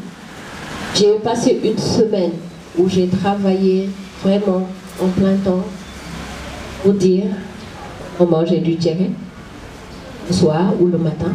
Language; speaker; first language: French; non-native, local second language; Wolof